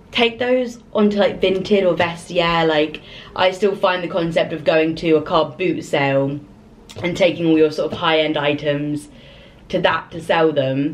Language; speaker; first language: English; native; English